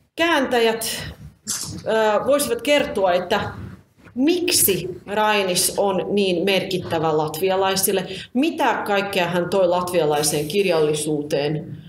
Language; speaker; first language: Finnish; non-native, fluent; Latvian